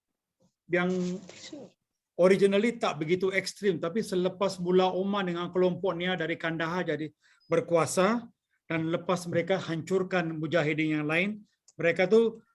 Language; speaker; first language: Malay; non-native, local second language; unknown